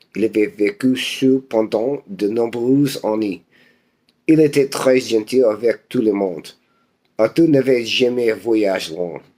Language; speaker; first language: French; non-native, learner; English